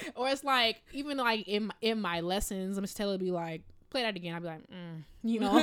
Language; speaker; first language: English; native; English